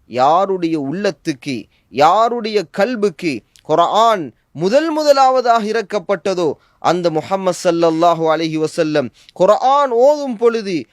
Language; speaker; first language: Tamil; native; Tamil